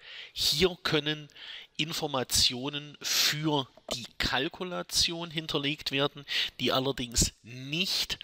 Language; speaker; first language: German; native; German